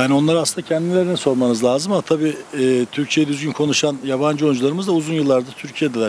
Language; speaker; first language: Turkish; native; Turkish